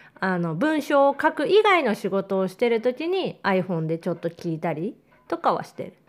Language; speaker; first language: Japanese; native; Japanese